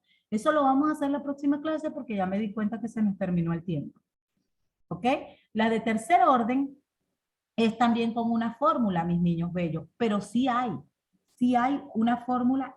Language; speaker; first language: Spanish; native; Spanish